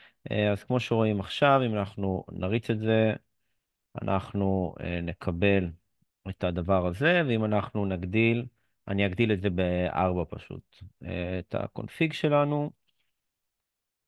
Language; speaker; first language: Hebrew; native; Hebrew